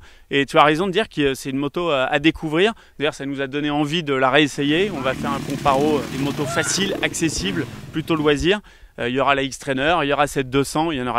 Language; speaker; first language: French; native; French